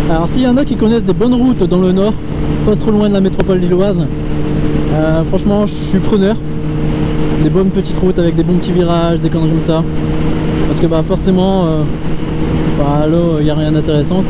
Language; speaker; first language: French; native; French